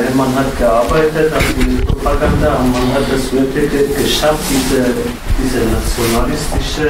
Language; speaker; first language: German; non-native, fluent; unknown